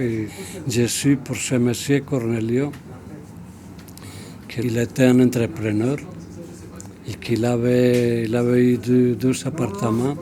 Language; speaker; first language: French; non-native, fluent; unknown